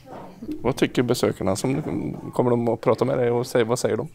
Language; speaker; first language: Swedish; native; Swedish